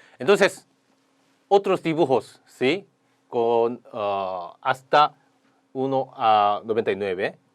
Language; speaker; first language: Spanish; non-native, learner; Korean